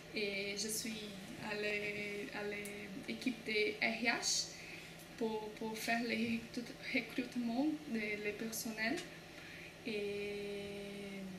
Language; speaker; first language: French; non-native, learner; Portuguese